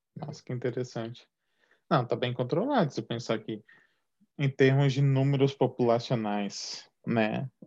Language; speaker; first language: Portuguese; native; Portuguese